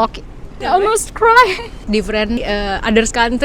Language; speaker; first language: English; non-native, learner; Chinese